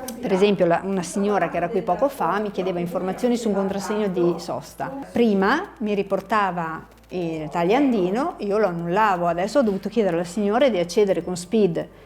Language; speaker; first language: Italian; native; Italian